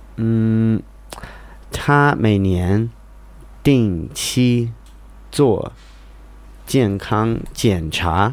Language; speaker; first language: Chinese; non-native, fluent; English